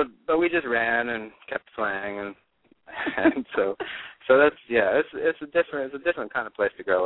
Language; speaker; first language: English; native; English